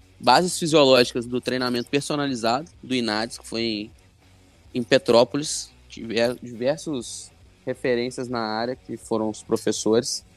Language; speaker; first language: Portuguese; native; Portuguese